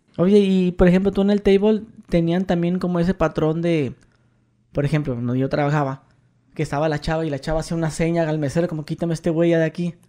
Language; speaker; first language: Spanish; native; Spanish